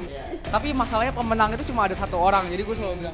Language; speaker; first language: Indonesian; native; Indonesian